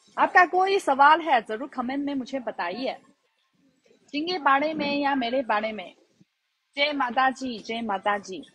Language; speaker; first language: Hindi; non-native, fluent; Chinese